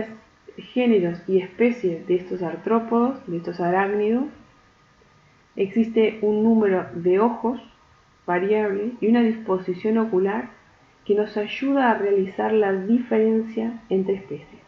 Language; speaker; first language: Spanish; native; Spanish